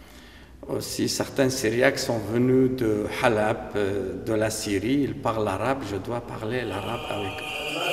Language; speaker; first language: French; non-native, fluent; Aramaic